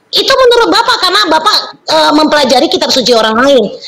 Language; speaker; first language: Indonesian; native; Indonesian